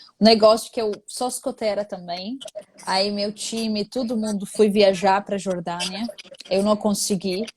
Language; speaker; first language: Portuguese; non-native, fluent; Arabic